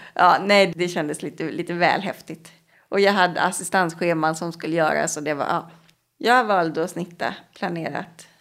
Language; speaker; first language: Swedish; native; Swedish